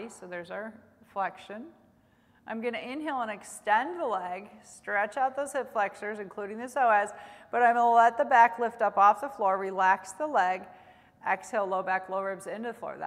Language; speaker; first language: English; native; English